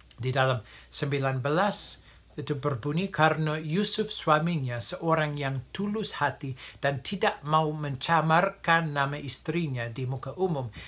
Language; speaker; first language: Indonesian; non-native, fluent; English